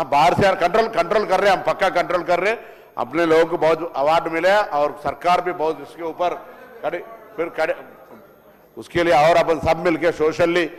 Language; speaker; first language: Hindi; non-native, local second language; Telugu